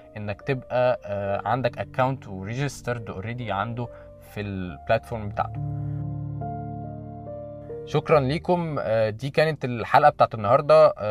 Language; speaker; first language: Arabic; native; Arabic